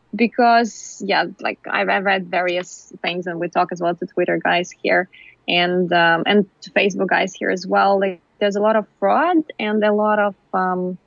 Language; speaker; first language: English; non-native, fluent; Ukrainian